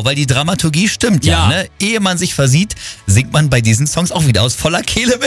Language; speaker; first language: German; native; German